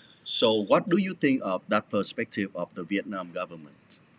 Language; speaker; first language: English; non-native, fluent; Vietnamese